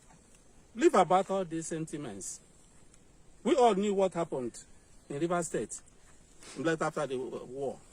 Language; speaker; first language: English; non-native, local second language; Igbo